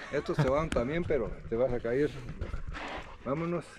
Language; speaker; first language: Spanish; native; Spanish